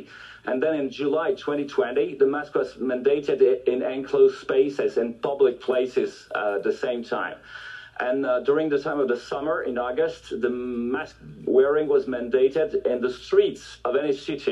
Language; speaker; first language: English; non-native, fluent; French